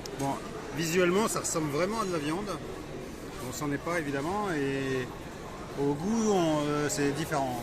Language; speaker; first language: French; native; French